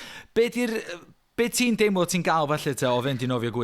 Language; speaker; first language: Welsh; native; Welsh